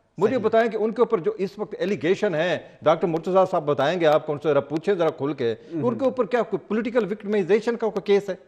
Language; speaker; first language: Urdu; non-native, local second language; Saraiki